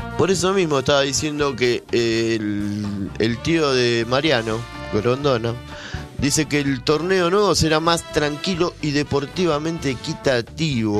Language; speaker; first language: Spanish; native; Spanish